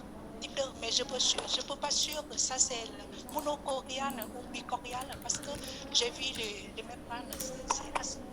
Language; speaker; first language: French; non-native, learner; Vietnamese